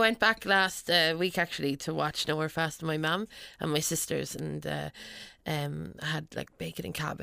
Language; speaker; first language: English; native; English